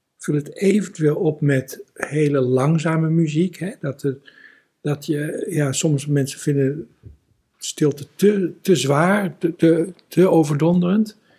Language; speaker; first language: Dutch; native; Dutch